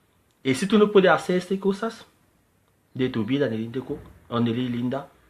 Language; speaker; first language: Spanish; non-native, learner; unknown